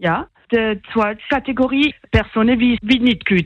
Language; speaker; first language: German; non-native, local second language; French